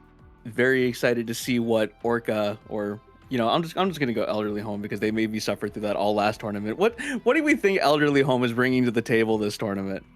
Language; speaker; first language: English; native; English